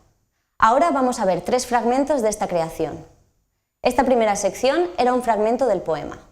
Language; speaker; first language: Spanish; native; Spanish